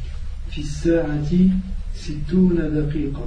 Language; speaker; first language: Arabic; non-native, learner; French